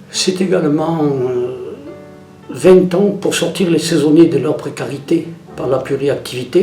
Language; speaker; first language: French; native; French